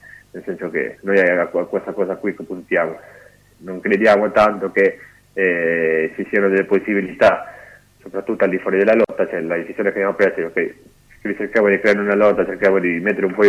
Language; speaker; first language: Italian; non-native, fluent; Spanish